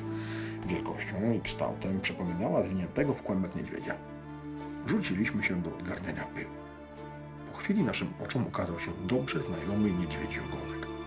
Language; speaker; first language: Polish; native; Polish